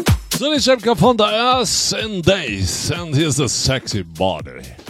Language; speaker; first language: English; non-native, learner; German